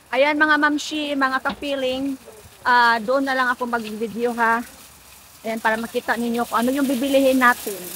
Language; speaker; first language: Filipino; non-native, local second language; Cebuano